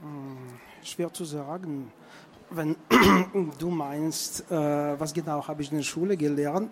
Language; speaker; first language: German; non-native, fluent; Russian